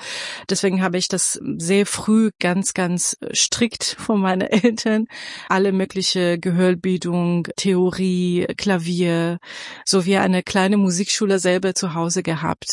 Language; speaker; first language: German; non-native, fluent; Persian